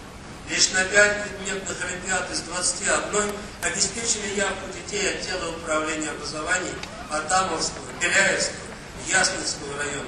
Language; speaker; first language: Russian; native; Russian